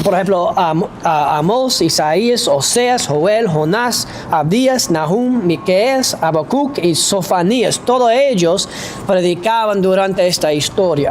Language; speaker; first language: Spanish; non-native, fluent; English